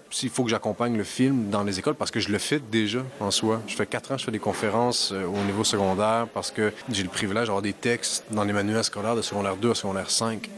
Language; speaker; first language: French; native; French